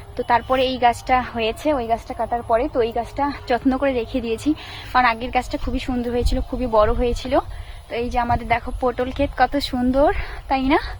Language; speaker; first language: Bangla; non-native, local second language; Rangpuri